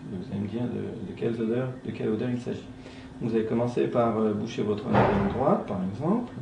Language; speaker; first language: French; native; French